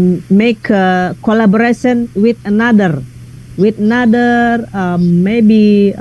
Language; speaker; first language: English; non-native, learner; Indonesian